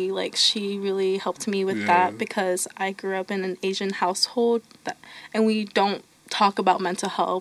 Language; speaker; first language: English; native; English